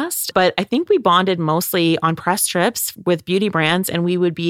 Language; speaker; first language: English; native; English